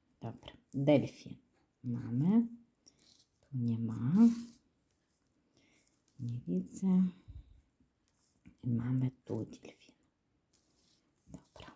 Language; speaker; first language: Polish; non-native, learner; Ukrainian